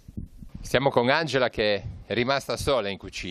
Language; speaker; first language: Italian; native; Italian